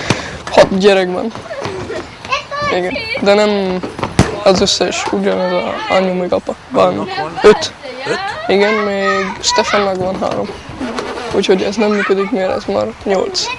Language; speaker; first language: Hungarian; non-native, learner; German